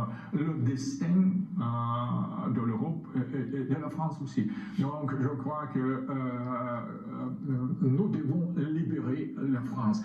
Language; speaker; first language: French; non-native, fluent; Russian